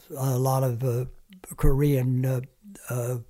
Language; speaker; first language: English; early bilingual, other home language; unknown